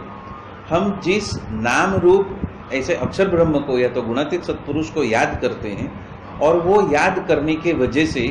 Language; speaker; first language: Hindi; non-native, local second language; Gujarati